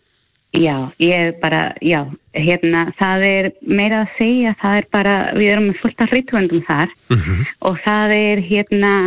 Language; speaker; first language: Icelandic; non-native, learner; Spanish